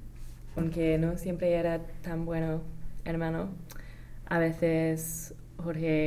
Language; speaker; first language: Spanish; non-native, learner; English